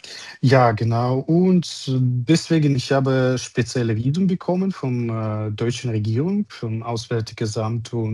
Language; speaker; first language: German; non-native, learner; Russian